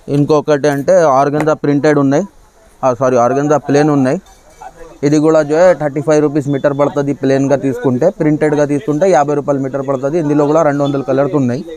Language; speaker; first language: Telugu; non-native, local second language; Urdu